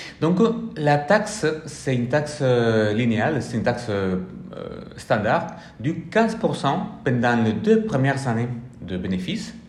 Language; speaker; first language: French; non-native, fluent; Spanish